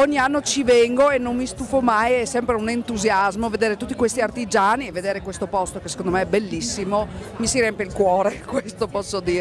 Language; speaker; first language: Italian; native; Italian